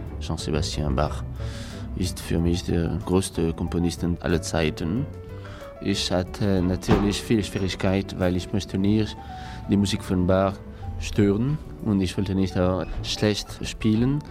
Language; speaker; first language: German; non-native, learner; French